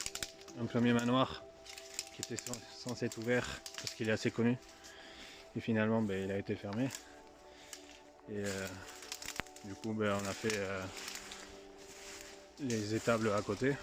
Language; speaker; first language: French; native; French